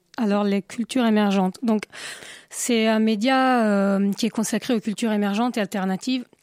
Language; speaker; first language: French; non-native, fluent; Italian